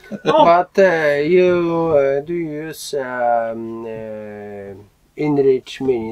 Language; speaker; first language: English; non-native, learner; Polish